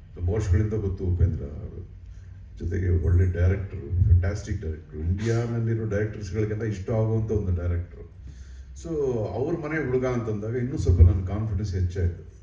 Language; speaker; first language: Kannada; native; Kannada